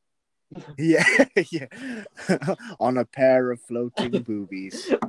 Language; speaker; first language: English; native; English